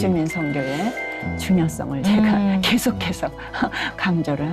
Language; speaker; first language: Korean; native; Korean